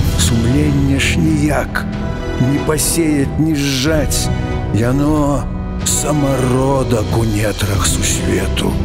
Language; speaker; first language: Belarusian; native; Belarusian